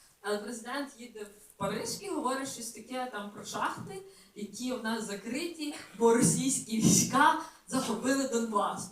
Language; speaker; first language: Ukrainian; native; Ukrainian